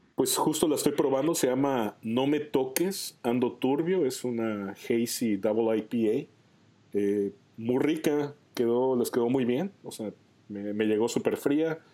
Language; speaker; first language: Spanish; native; Spanish